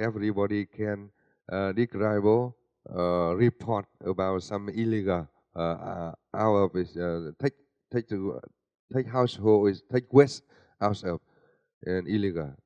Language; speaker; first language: English; non-native, learner; Vietnamese